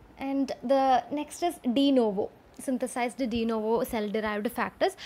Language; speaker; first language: English; non-native, local second language; Malayalam